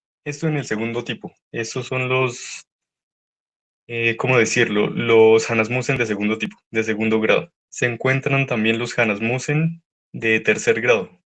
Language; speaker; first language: Spanish; native; Spanish